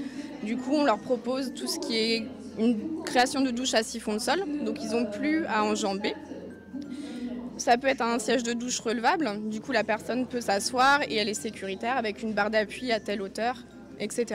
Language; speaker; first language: French; native; French